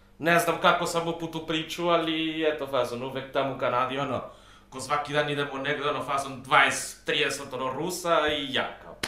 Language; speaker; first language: Serbian; non-native, fluent; Spanish